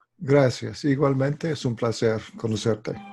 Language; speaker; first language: Spanish; non-native, fluent; English